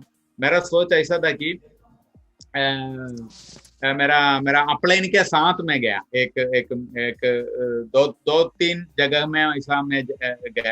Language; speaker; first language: Hindi; non-native, local second language; Malayalam